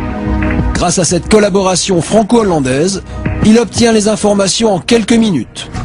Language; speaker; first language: French; native; French